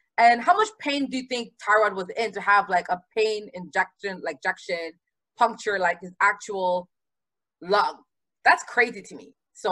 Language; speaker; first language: English; native; English